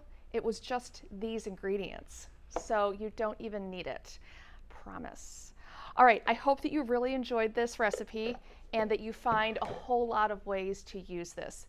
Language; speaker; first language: English; native; English